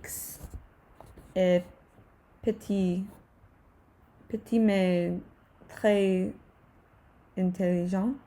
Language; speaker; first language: French; non-native, learner; English